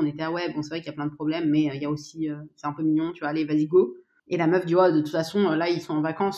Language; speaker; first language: French; native; French